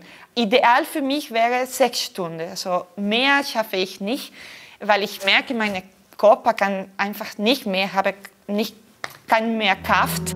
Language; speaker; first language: German; non-native, fluent; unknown